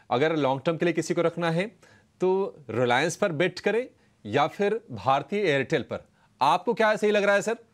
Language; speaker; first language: Hindi; native; Hindi